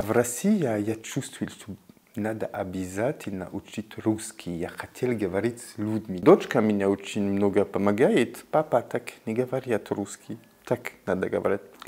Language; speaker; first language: Russian; non-native, fluent; French